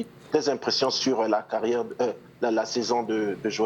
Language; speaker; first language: French; native; French